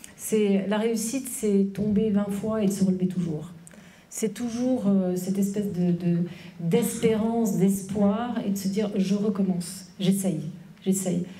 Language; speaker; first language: French; native; French